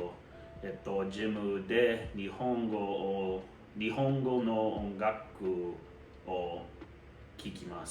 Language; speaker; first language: Japanese; non-native, learner; English